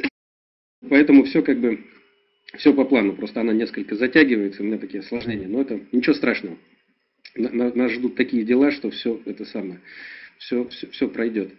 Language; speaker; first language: Russian; native; Russian